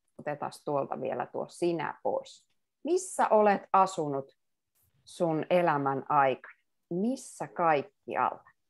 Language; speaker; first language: Finnish; native; Finnish